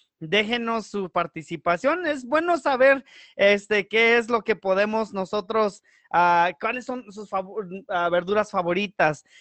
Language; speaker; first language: Spanish; early bilingual, heritage; Spanish